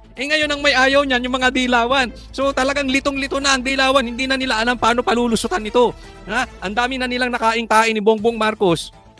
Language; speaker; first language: Filipino; native; Filipino